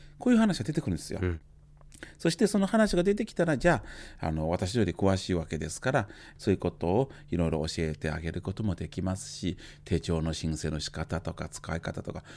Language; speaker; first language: Japanese; native; Japanese